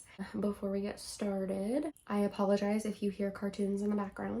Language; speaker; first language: English; native; English